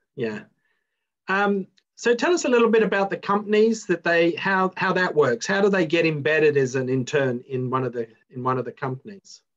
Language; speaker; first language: English; native; English